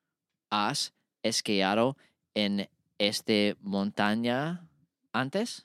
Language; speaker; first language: Spanish; non-native, learner; English